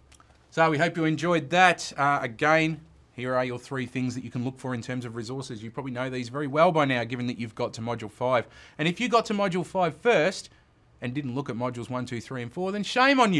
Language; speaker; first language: English; native; English